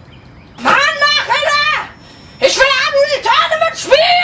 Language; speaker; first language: German; native; German